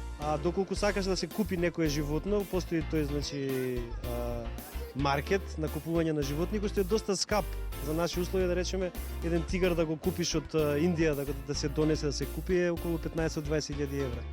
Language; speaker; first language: Macedonian; native; Macedonian